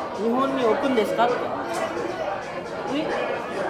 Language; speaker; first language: Japanese; non-native, fluent; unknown